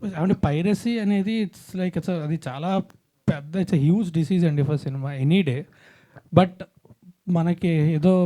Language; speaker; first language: Telugu; native; Telugu